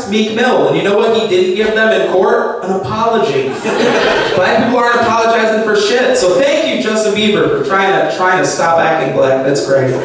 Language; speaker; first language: English; native; English